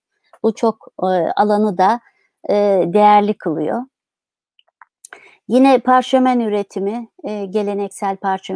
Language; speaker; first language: Turkish; native; Turkish